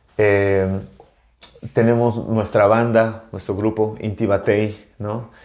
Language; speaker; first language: Spanish; native; Spanish